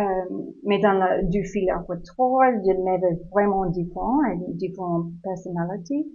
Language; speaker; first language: French; non-native, learner; English